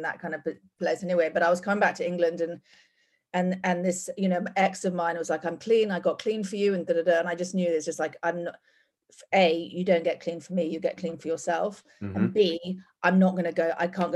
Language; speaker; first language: English; native; English